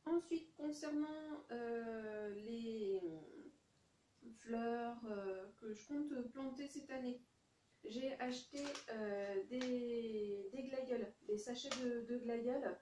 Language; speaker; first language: French; native; French